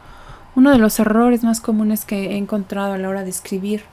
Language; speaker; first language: Spanish; native; Spanish